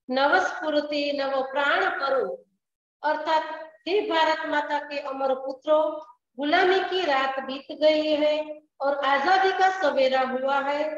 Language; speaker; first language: Hindi; non-native, local second language; Gujarati